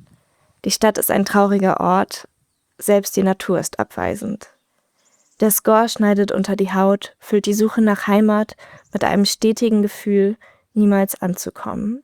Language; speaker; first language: German; native; German